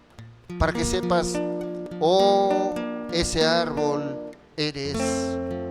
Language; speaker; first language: Spanish; native; Spanish